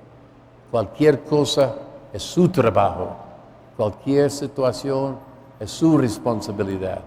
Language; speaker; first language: Spanish; non-native, fluent; English